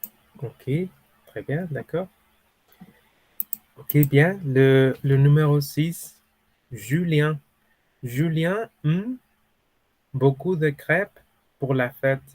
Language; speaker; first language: French; non-native, fluent; Spanish